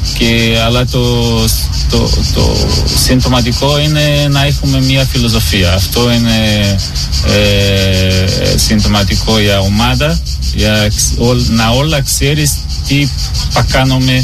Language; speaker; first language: Greek; non-native, learner; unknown